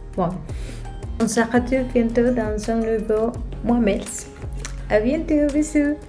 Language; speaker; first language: French; non-native, fluent; Spanish